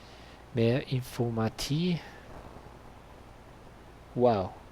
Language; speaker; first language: German; non-native, learner; Spanish